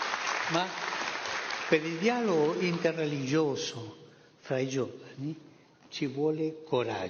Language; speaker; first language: Italian; non-native, fluent; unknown